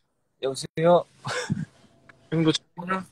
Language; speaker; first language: Korean; native; Korean